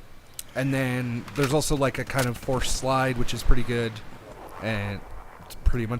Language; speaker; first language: English; native; English